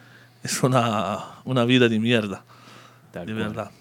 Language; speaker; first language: Spanish; non-native, learner; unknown